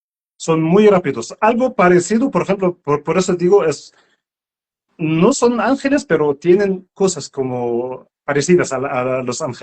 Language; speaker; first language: Spanish; non-native, learner; Arabic